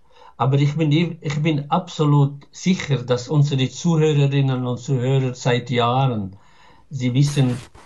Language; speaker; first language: German; non-native, fluent; Arabic